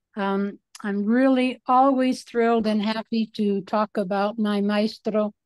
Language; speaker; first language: English; native; English